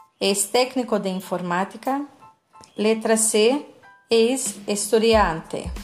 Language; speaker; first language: Spanish; non-native, fluent; Portuguese